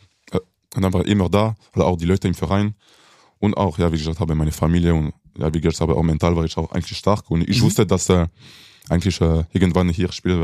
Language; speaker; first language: German; non-native, local second language; French